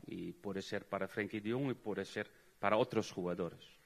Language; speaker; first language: Spanish; non-native, fluent; Dutch